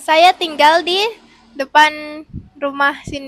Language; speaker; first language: Indonesian; non-native, local second language; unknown